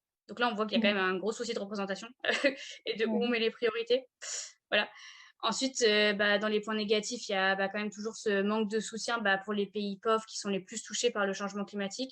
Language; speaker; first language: French; native; French